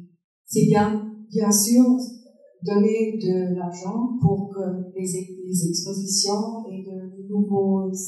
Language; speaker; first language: French; non-native, fluent; German